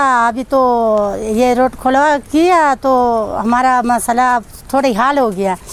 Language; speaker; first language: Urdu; non-native, local second language; Khowar